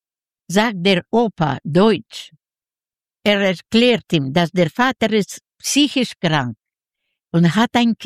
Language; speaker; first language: German; non-native, learner; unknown